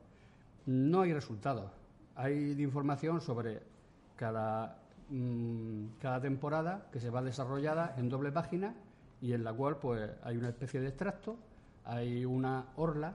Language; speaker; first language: Spanish; native; Spanish